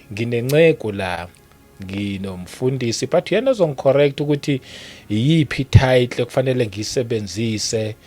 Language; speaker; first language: Zulu; native; Zulu